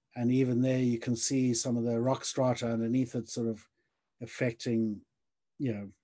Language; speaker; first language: English; native; English